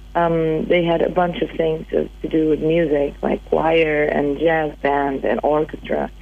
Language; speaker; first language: English; non-native, fluent; Portuguese